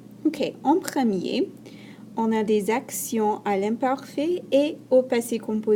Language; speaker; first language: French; non-native, fluent; English